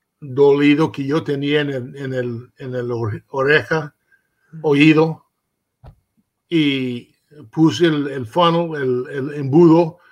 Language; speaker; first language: Spanish; early bilingual, heritage; Spanish